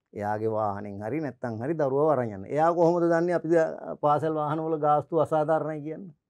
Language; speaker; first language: Sinhala; native; Sinhala